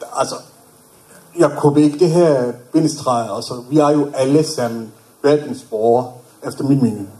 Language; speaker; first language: Danish; non-native, fluent; Somali